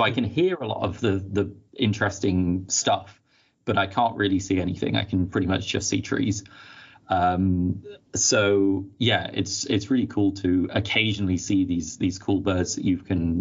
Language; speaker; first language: English; native; English